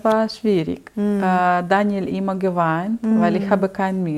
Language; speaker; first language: German; non-native, learner; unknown